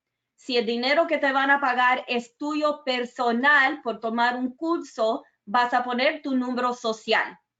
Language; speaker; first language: Spanish; early bilingual, other home language; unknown